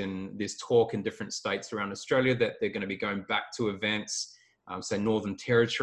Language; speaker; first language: English; native; English